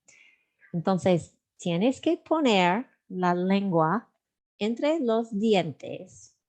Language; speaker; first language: Spanish; non-native, fluent; English